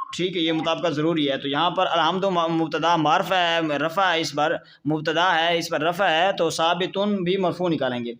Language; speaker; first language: Urdu; non-native, local second language; Punjabi